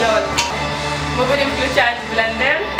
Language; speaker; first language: Russian; early bilingual, heritage; Russian